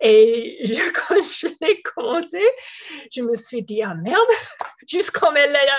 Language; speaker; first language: French; non-native, fluent; English